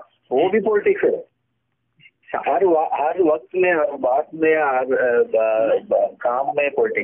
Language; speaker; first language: Hindi; non-native, local second language; Malayalam